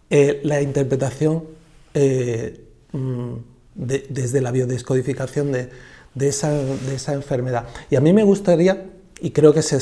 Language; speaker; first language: Spanish; native; Spanish